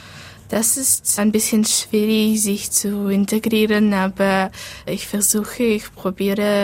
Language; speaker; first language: German; non-native, learner; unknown